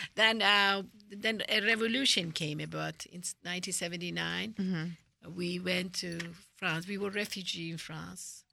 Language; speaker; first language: English; non-native, fluent; Persian